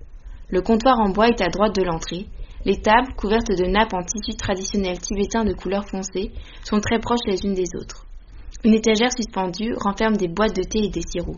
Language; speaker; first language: French; native; French